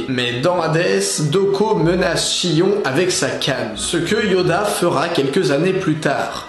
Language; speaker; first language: French; native; French